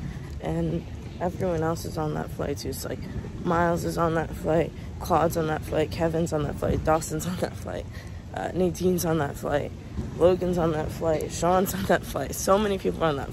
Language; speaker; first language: English; native; English